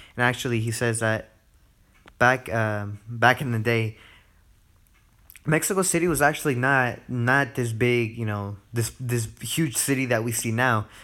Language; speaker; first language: English; early bilingual, other home language; Spanish